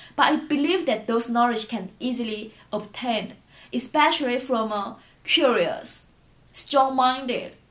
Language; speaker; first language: English; non-native, fluent; Chinese